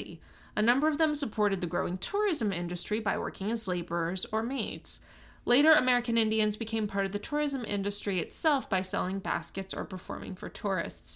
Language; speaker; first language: English; native; English